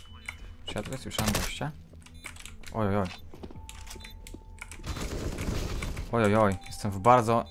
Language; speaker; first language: Polish; native; Polish